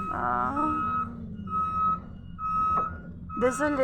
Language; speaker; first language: French; non-native, learner; English